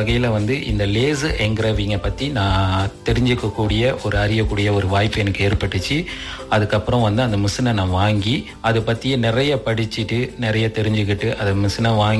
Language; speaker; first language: Tamil; early bilingual, heritage; Tamil